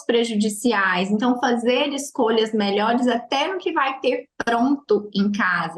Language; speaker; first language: Portuguese; native; Portuguese